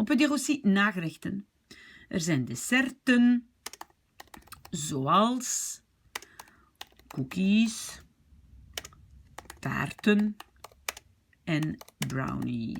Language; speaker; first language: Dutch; non-native, local second language; French